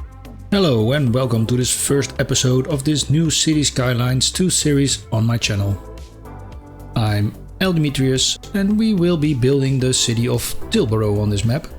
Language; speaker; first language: English; non-native, fluent; Dutch